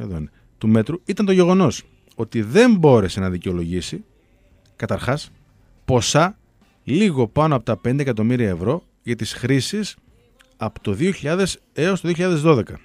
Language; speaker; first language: Greek; native; Greek